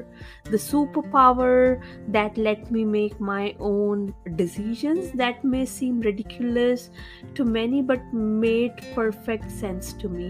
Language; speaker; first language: English; non-native, local second language; Hindi